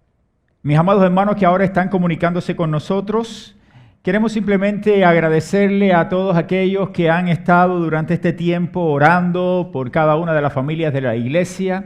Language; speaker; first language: Spanish; native; Spanish